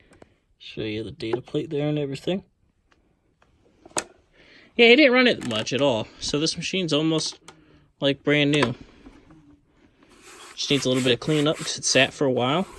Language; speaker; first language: English; native; English